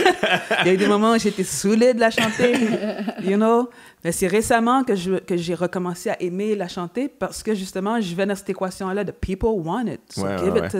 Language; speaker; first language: French; native; French